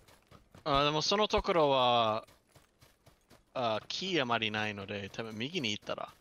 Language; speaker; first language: Japanese; non-native, learner; English